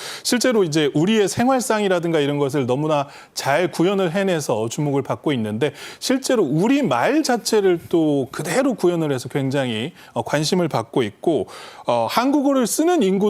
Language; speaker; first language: Korean; native; Korean